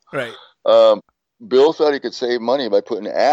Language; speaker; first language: English; native; English